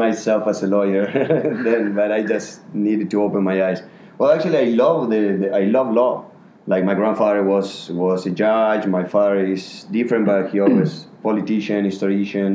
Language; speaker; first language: English; non-native, fluent; Spanish